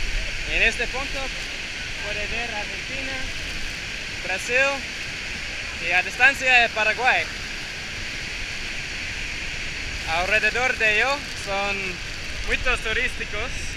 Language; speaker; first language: Spanish; non-native, learner; English